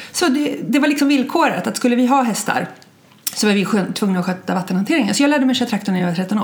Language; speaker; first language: Swedish; native; Swedish